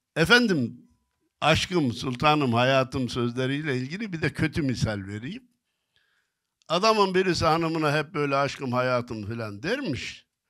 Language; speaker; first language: Turkish; native; Turkish